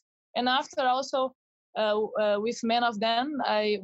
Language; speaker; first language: English; non-native, fluent; Portuguese